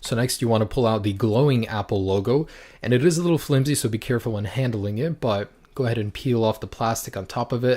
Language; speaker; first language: English; native; English